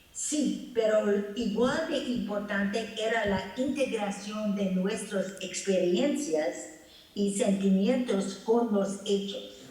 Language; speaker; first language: Spanish; non-native, fluent; English